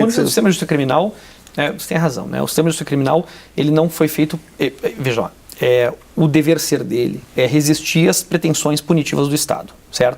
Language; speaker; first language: Portuguese; native; Portuguese